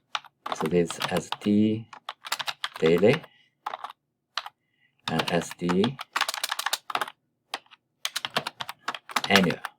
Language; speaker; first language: English; non-native, fluent; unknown